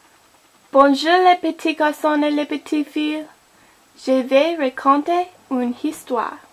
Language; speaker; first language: French; non-native, learner; English